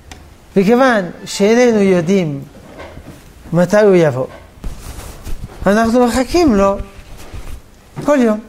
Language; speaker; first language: Hebrew; non-native, fluent; French